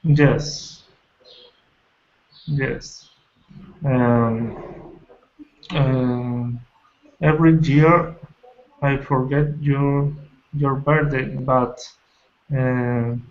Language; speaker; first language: English; non-native, learner; Spanish